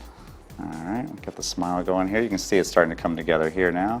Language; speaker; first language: English; native; English